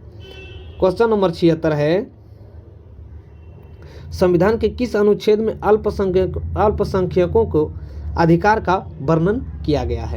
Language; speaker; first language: Hindi; native; Hindi